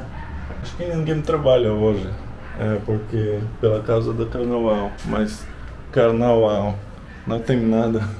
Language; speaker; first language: Portuguese; non-native, learner; Russian